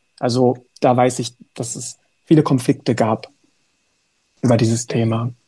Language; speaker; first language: German; early bilingual, other home language; Turkish